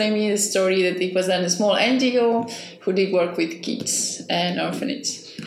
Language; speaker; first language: English; non-native, fluent; Spanish